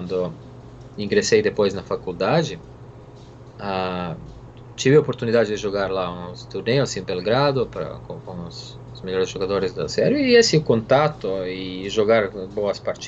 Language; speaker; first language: Portuguese; non-native, fluent; Serbian